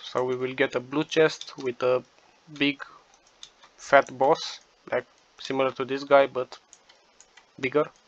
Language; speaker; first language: English; non-native, fluent; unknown